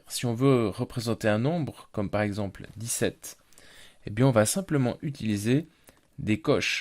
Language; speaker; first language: French; native; French